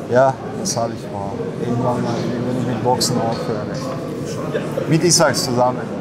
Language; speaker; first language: German; non-native, learner; Chechen